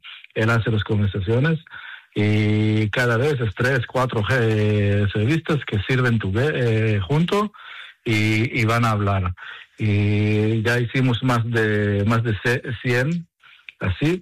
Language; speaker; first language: Spanish; early bilingual, heritage; Spanish